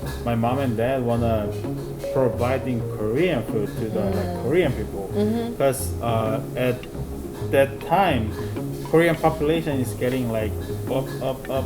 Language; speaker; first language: English; non-native, fluent; Korean